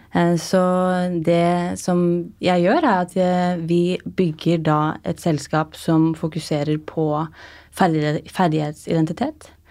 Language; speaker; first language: Norwegian; native; Norwegian